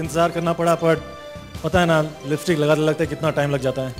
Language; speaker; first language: Hindi; native; Hindi